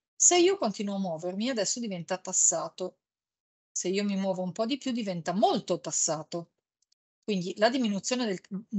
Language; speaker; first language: Italian; native; Italian